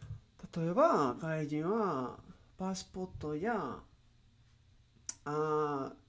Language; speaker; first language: Japanese; non-native, learner; Spanish